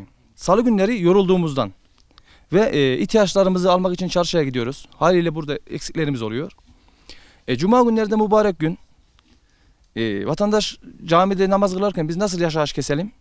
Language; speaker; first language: Turkish; native; Turkish